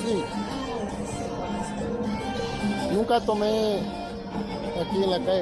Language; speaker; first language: Spanish; non-native, learner; English